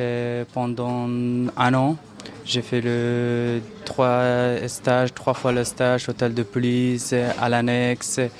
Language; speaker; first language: French; non-native, learner; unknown